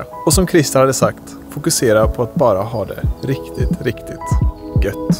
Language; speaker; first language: Swedish; native; Swedish